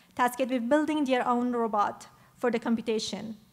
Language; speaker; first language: English; non-native, fluent; Persian